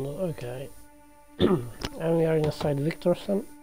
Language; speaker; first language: English; non-native, fluent; Italian